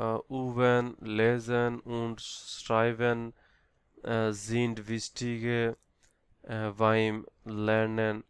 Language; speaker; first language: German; non-native, learner; Bangla